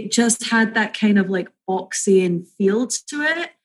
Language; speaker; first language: English; native; English